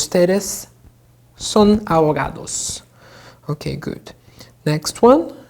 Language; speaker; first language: Spanish; non-native, fluent; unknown